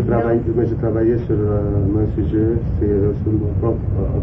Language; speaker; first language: French; non-native, learner; Arabic